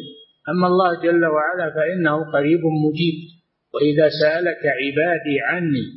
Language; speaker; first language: Arabic; native; Arabic